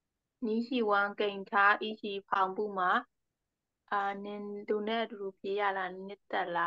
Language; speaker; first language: Chinese; non-native, learner; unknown